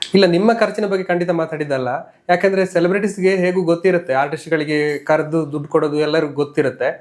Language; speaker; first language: Kannada; native; Kannada